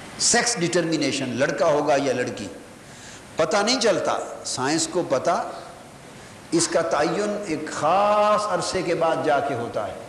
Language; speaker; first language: Urdu; non-native, local second language; Punjabi